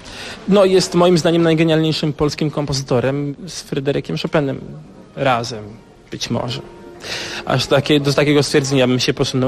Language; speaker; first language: Polish; native; Polish